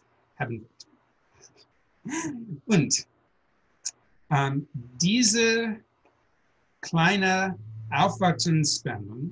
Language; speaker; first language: German; non-native, learner; English